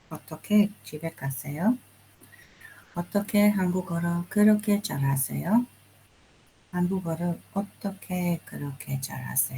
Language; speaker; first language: Korean; non-native, learner; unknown